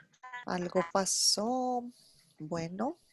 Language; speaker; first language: Spanish; native; Spanish